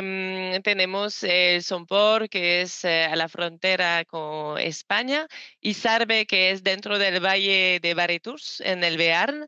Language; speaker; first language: Spanish; non-native, learner; French